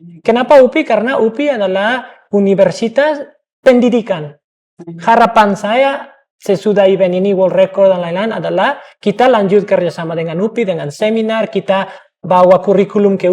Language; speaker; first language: Indonesian; non-native, fluent; English